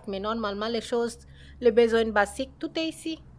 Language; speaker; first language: French; non-native, learner; Bangla